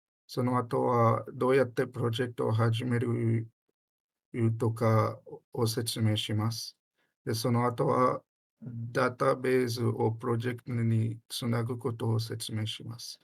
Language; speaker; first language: Japanese; non-native, learner; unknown